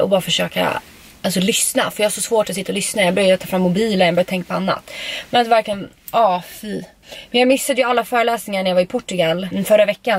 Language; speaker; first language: Swedish; native; Swedish